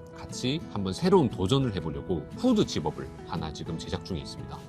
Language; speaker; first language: Korean; native; Korean